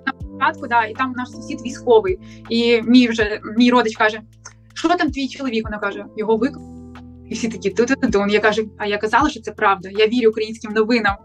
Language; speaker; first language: Ukrainian; native; Ukrainian